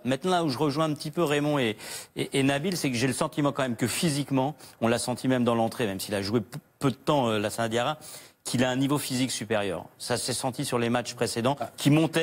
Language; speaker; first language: French; native; French